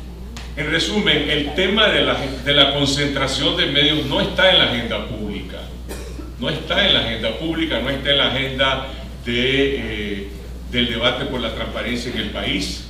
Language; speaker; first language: Spanish; native; Spanish